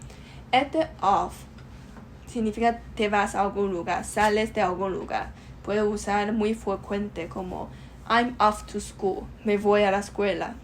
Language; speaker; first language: Spanish; non-native, learner; Chinese